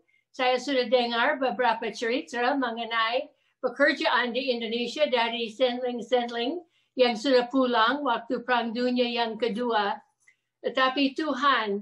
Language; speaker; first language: Indonesian; non-native, fluent; English